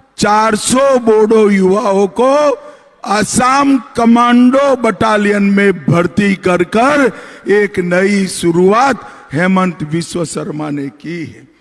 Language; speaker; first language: Hindi; non-native, local second language; Gujarati